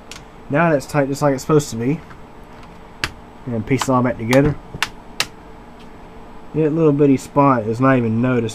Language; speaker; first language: English; native; English